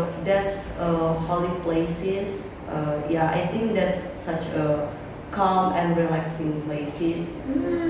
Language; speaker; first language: English; non-native, learner; Indonesian